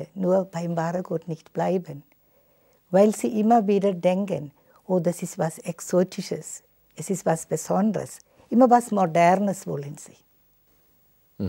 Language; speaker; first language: German; non-native, fluent; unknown